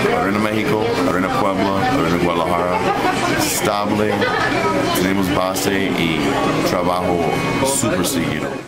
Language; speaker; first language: Spanish; non-native, fluent; English